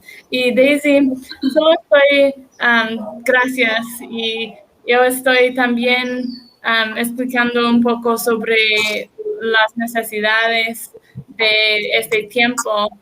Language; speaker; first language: Spanish; non-native, learner; English